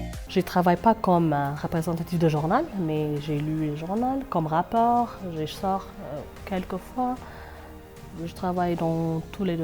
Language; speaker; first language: French; non-native, fluent; Amharic